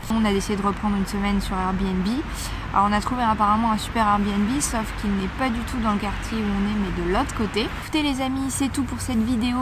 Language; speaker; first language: French; native; French